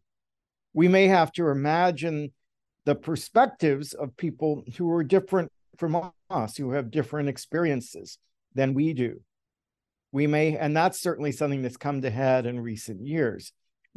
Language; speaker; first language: English; native; English